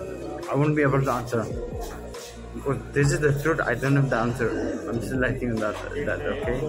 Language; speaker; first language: Hindi; non-native, local second language; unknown